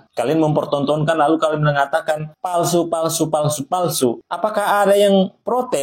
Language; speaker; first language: Indonesian; native; Indonesian